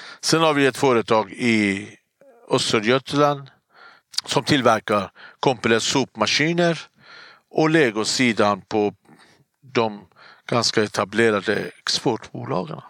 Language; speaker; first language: Swedish; non-native, fluent; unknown